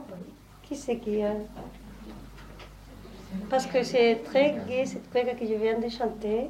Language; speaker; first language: French; non-native, learner; Spanish